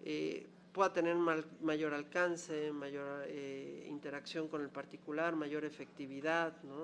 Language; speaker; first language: Spanish; native; Spanish